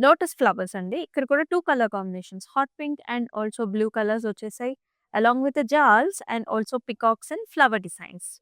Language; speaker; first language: Telugu; native; Telugu